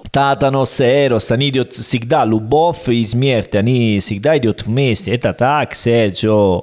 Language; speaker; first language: Russian; non-native, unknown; Italian